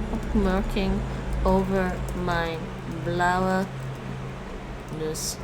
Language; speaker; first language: Dutch; non-native, learner; English